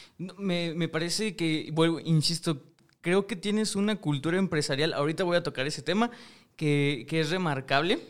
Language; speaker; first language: Spanish; native; Spanish